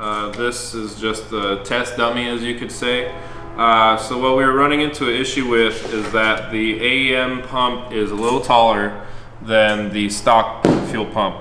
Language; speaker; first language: English; native; English